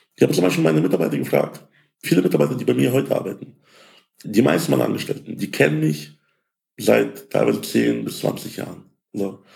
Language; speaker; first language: German; early bilingual, other home language; Ukrainian